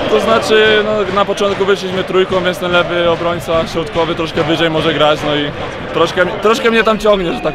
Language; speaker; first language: Polish; native; Polish